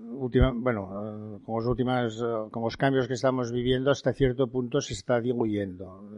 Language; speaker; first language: Spanish; non-native, local second language; Catalan